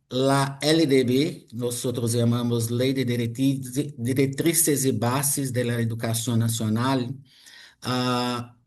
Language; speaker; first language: Spanish; non-native, fluent; Portuguese